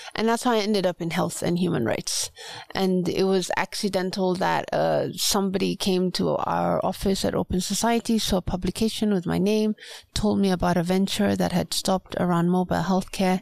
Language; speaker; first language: English; non-native, local second language; Swahili